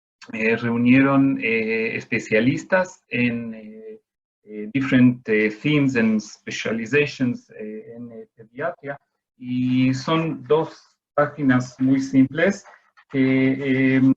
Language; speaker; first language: Spanish; non-native, fluent; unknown